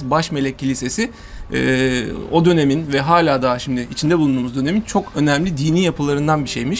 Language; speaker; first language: Turkish; native; Turkish